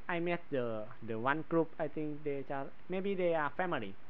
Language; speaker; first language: English; non-native, learner; Thai